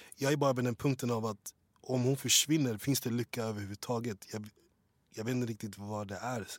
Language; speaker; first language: Swedish; early bilingual, other home language; English